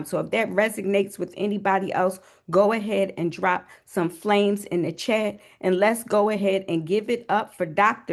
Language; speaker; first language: English; native; English